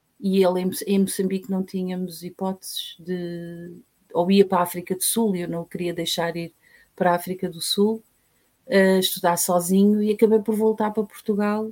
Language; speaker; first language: Portuguese; native; Portuguese